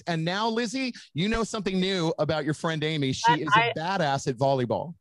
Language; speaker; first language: English; native; English